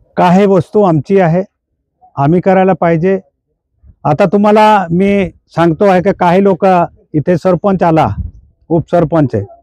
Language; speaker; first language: Marathi; non-native, local second language; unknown